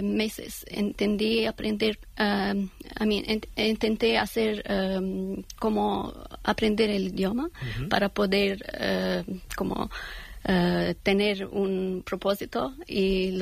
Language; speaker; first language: Spanish; non-native, learner; Persian